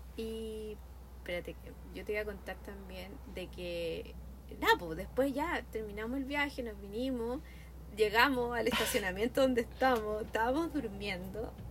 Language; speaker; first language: Spanish; native; Spanish